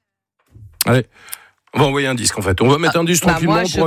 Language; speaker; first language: French; native; French